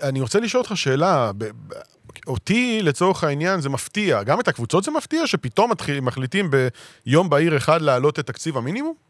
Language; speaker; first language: Hebrew; native; Hebrew